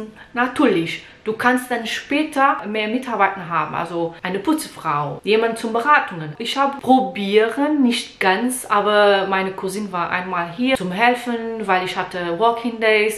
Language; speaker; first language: German; non-native, learner; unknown